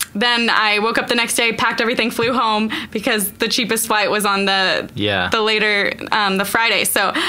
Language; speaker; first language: English; native; English